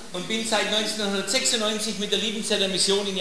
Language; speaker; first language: German; native; German